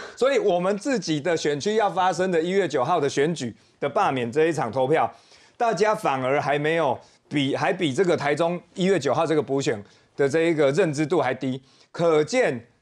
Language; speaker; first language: Chinese; native; Chinese